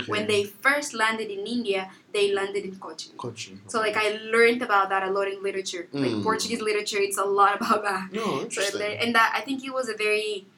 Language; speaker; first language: English; non-native, fluent; Portuguese